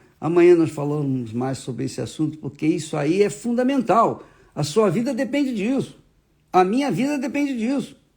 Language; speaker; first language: Portuguese; native; Portuguese